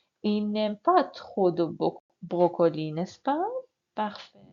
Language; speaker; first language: French; non-native, fluent; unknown